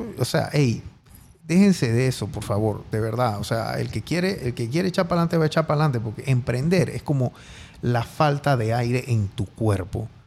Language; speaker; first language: Spanish; native; Spanish